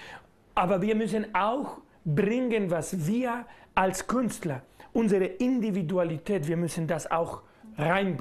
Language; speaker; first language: German; non-native, learner; Spanish